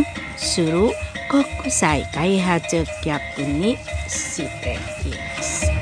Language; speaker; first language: Japanese; non-native, learner; Indonesian